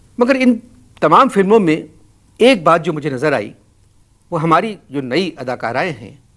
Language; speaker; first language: Urdu; native; Urdu